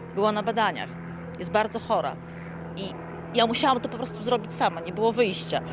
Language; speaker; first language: Polish; native; Polish